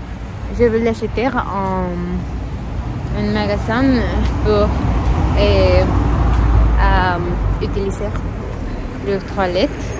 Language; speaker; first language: French; non-native, learner; Spanish